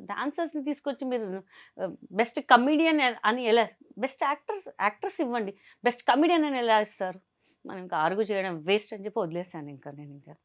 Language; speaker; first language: Telugu; non-native, local second language; Hindi